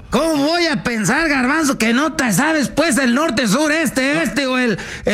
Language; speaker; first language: Spanish; native; Spanish